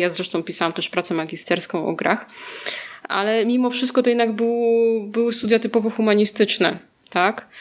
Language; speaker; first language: Polish; native; Polish